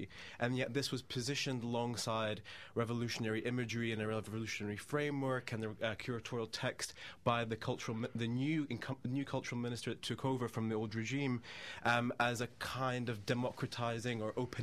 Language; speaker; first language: English; native; English